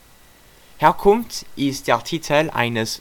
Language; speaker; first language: German; non-native, learner; French